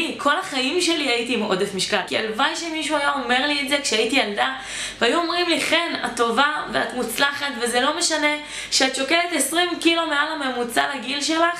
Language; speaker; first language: Hebrew; native; Hebrew